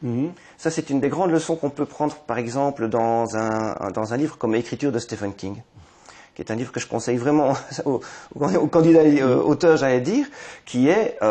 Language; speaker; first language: French; native; French